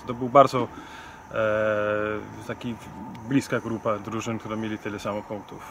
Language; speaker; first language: Polish; non-native, fluent; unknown